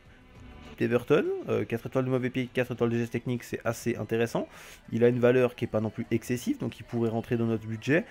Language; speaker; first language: French; native; French